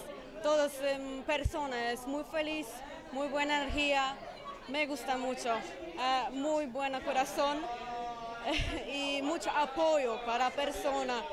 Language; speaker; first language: Spanish; non-native, learner; Polish